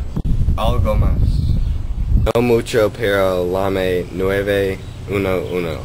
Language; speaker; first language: Spanish; non-native, learner; English